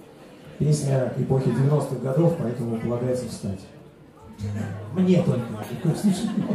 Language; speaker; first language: Russian; native; Russian